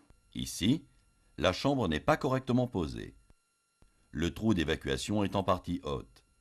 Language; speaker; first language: French; native; French